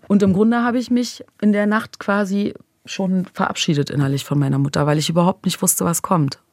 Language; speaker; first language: German; early bilingual, other home language; Croatian